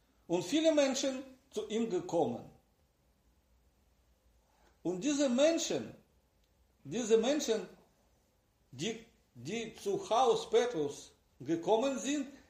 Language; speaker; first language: German; non-native, learner; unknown